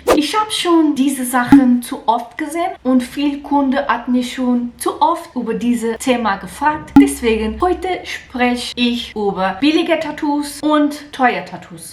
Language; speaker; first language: German; non-native, learner; Portuguese